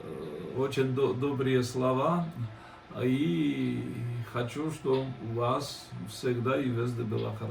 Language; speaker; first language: Russian; non-native, fluent; Georgian